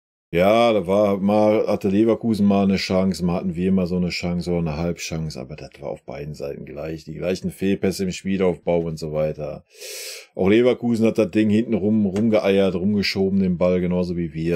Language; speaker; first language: German; native; German